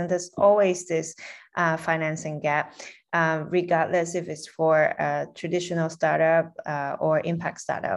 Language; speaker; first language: English; non-native, local second language; Cantonese